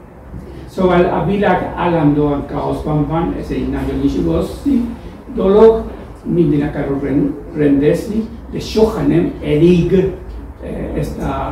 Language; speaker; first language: Hungarian; non-native, fluent; Spanish